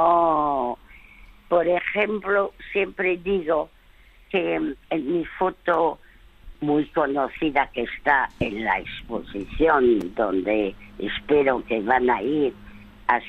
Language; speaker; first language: Spanish; early bilingual, other home language; French